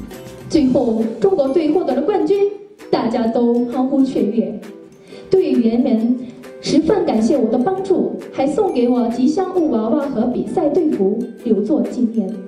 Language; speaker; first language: Chinese; non-native, learner; Korean